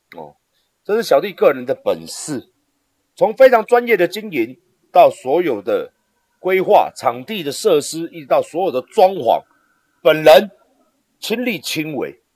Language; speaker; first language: Chinese; native; Chinese